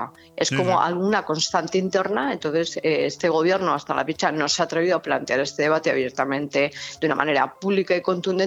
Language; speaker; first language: Spanish; native; Spanish